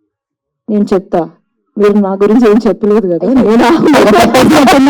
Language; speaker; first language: Telugu; non-native, local second language; Malayalam